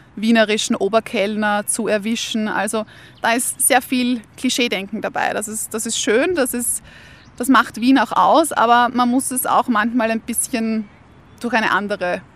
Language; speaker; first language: German; native; German